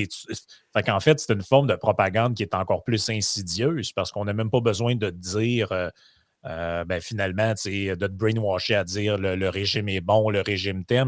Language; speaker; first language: French; native; French